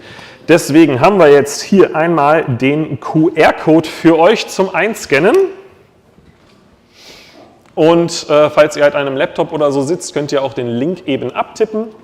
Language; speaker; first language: German; native; German